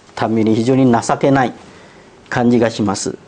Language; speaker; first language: Japanese; non-native, fluent; Chinese